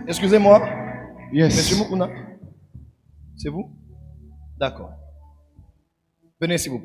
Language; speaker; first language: French; non-native, local second language; Lingala